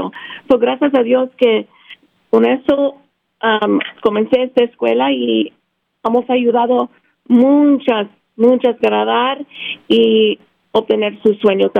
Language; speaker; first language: Spanish; early bilingual, heritage; Spanish